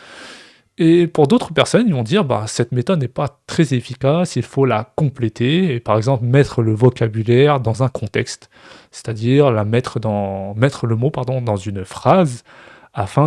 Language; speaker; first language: French; native; French